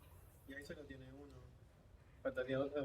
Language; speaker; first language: Spanish; native; Spanish